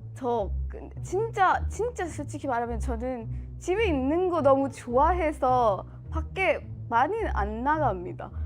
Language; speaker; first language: Korean; non-native, learner; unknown